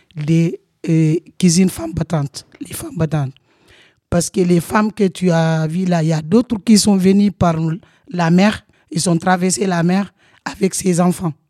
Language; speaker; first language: French; non-native, local second language; Wolof